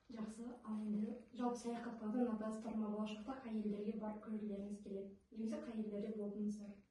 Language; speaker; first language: Kazakh; native; Kazakh